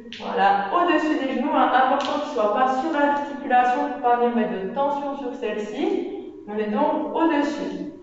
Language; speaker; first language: French; native; French